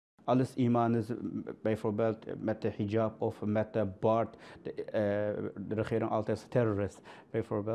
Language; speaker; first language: Dutch; non-native, learner; Uyghur